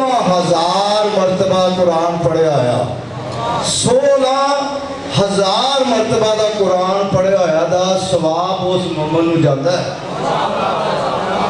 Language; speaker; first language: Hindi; non-native, local second language; Punjabi